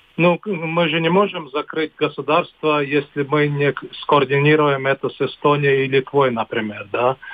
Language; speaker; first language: Russian; non-native, local second language; Latvian